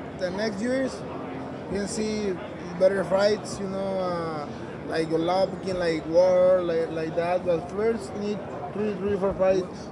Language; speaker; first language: English; non-native, learner; Spanish